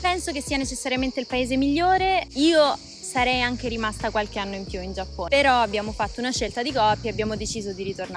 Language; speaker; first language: Italian; native; Italian